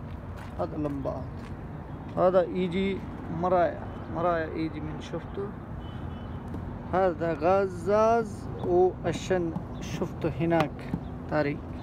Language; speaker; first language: Arabic; non-native, learner; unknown